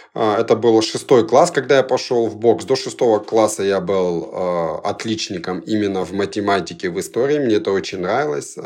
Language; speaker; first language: Russian; early bilingual, other home language; Georgian